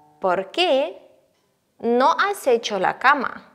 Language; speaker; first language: Spanish; non-native, fluent; Ukrainian